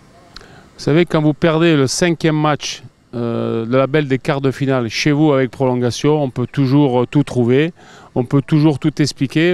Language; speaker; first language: French; native; French